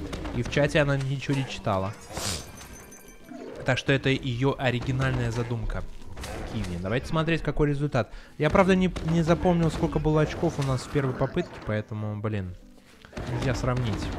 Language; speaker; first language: Russian; native; Russian